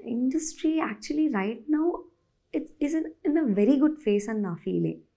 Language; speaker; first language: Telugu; native; Telugu